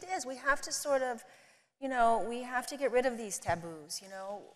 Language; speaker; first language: English; native; English